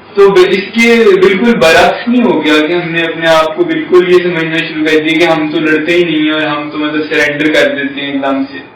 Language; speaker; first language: Urdu; non-native, local second language; Punjabi